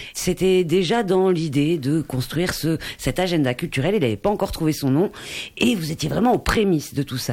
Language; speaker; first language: French; native; French